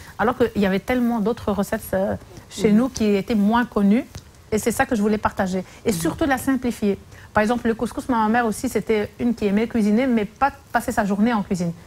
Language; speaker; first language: French; non-native, local second language; Arabic